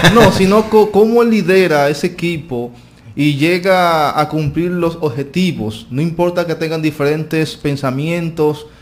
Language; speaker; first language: Spanish; native; Spanish